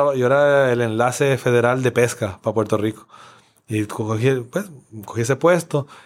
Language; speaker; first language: Spanish; native; Spanish